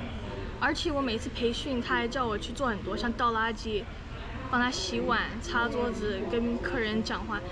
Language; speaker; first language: Chinese; early bilingual, other home language; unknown